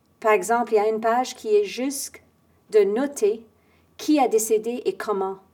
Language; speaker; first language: French; non-native, fluent; English